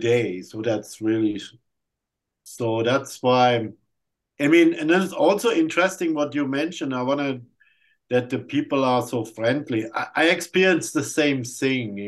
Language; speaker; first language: English; non-native, fluent; German